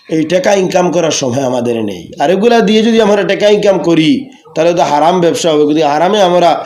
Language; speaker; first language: Bangla; non-native, local second language; Sylheti